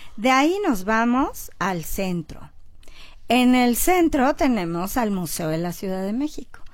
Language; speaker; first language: Spanish; native; Spanish